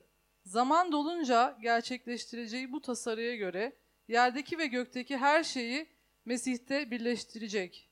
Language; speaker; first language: Turkish; native; Turkish